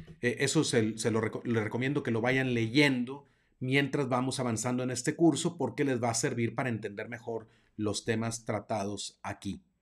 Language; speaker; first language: Spanish; native; Spanish